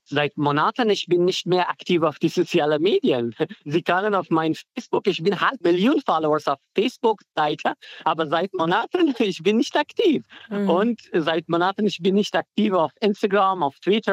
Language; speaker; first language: German; non-native, fluent; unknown